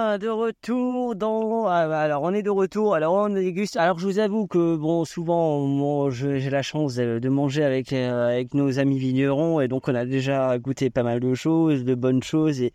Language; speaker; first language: French; native; French